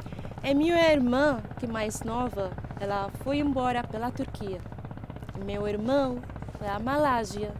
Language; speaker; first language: Portuguese; non-native, fluent; Arabic